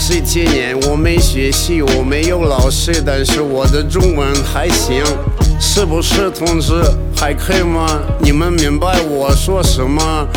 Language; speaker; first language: Chinese; non-native, learner; Russian